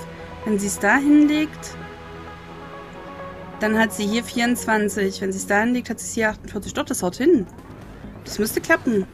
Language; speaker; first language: German; native; German